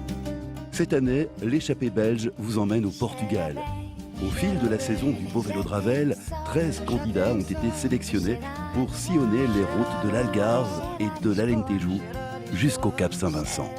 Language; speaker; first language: French; native; French